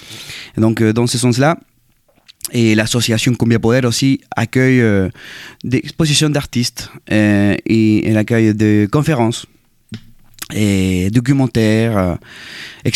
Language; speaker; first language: French; non-native, fluent; Spanish